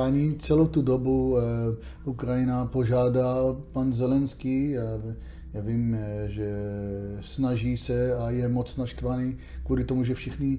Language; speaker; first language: Czech; non-native, learner; Hebrew